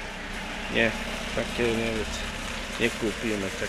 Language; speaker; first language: Slovak; non-native, learner; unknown